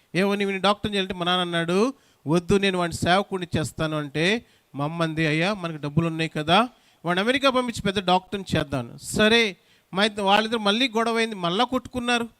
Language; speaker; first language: Telugu; non-native, local second language; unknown